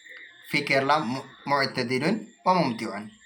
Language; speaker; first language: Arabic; non-native, learner; Malayalam